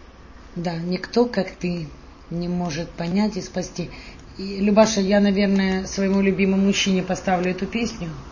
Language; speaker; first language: Russian; native; Russian